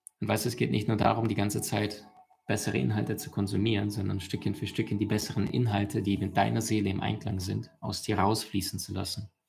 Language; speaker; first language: German; early bilingual, other home language; Russian